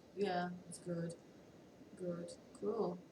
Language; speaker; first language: English; non-native, learner; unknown